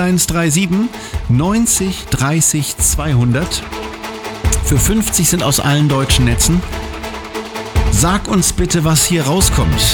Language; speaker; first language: German; native; German